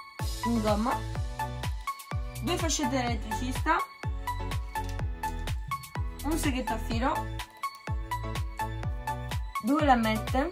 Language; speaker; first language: Italian; native; Italian